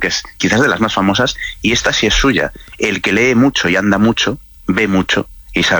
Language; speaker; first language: Spanish; native; Spanish